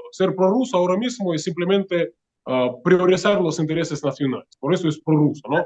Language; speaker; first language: Spanish; non-native, fluent; Russian